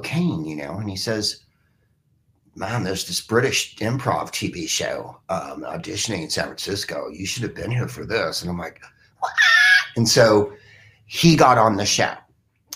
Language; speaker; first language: English; native; English